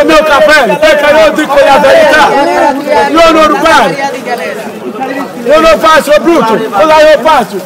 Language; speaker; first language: Italian; non-native, learner; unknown